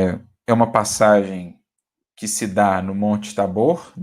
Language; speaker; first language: Portuguese; native; Portuguese